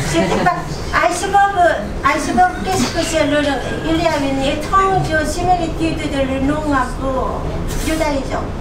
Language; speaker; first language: French; non-native, fluent; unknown